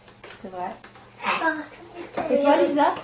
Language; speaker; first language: French; native; French